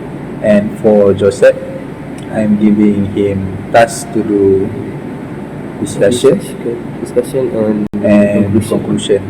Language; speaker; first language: English; non-native, learner; Malay